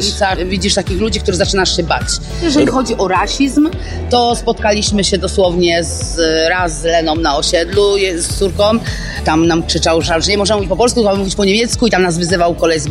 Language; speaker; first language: Polish; native; Polish